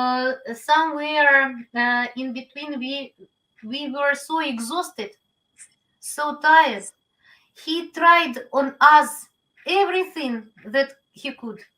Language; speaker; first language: English; non-native, learner; Ukrainian